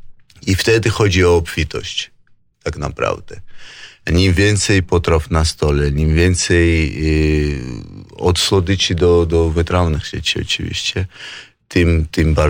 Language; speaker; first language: Polish; non-native, fluent; Georgian